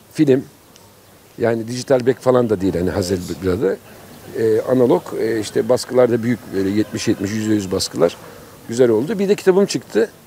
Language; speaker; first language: Turkish; native; Turkish